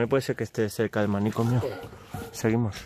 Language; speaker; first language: Spanish; native; Spanish